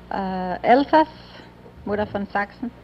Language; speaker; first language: German; early bilingual, heritage; German